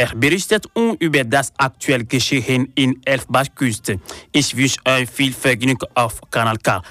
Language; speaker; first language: German; non-native, learner; French